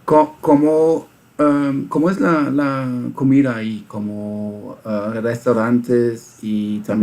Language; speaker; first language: Spanish; non-native, fluent; German